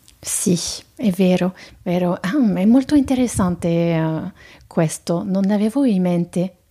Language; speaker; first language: Italian; non-native, fluent; French